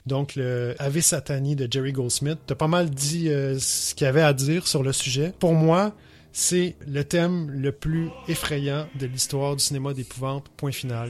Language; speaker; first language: French; native; French